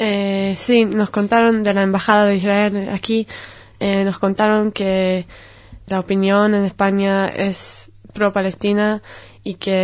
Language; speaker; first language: Spanish; non-native, fluent; Hebrew